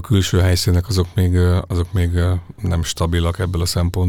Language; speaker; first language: Hungarian; native; Hungarian